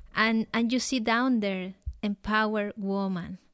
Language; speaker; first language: English; non-native, fluent; Spanish